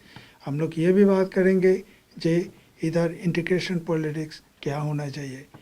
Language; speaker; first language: Hindi; non-native, local second language; Bangla